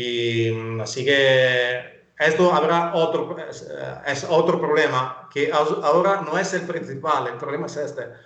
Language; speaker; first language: Spanish; non-native, fluent; Italian